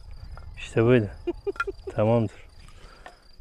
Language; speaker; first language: Turkish; non-native, fluent; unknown